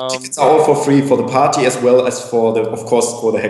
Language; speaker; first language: English; non-native, fluent; German